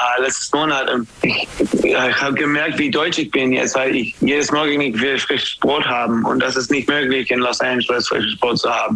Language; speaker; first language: German; non-native, fluent; English